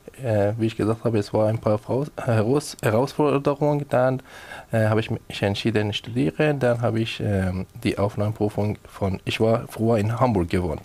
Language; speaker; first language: German; non-native, learner; Persian